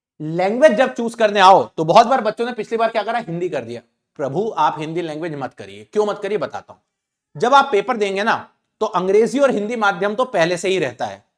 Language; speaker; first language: Hindi; native; Hindi